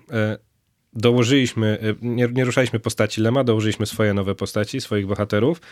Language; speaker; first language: Polish; native; Polish